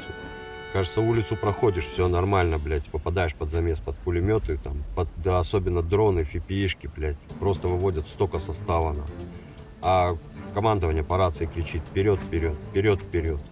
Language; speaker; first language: Russian; native; Russian